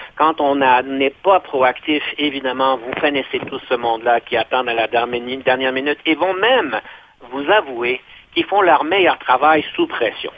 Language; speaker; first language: French; native; French